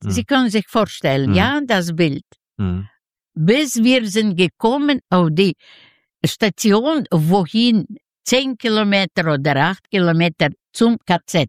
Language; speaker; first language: German; non-native, fluent; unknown